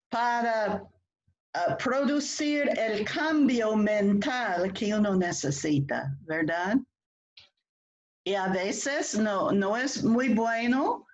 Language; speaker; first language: Spanish; non-native, fluent; English